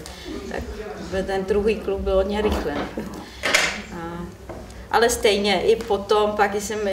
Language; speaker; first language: Czech; non-native, learner; German